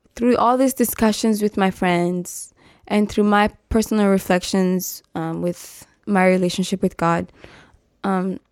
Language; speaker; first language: English; non-native, local second language; Meru